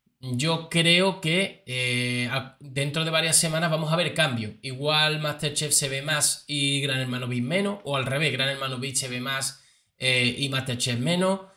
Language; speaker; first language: Spanish; native; Spanish